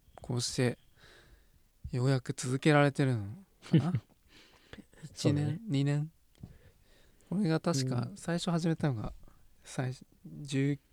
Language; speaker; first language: Japanese; native; Japanese